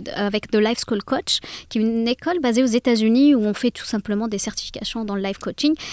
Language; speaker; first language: French; native; French